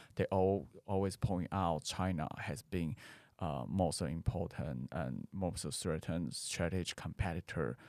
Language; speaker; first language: English; non-native, fluent; Chinese